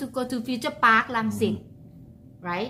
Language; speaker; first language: English; non-native, learner; Thai